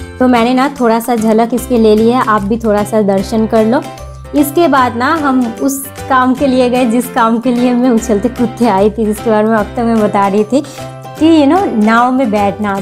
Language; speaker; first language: Hindi; non-native, local second language; Bangla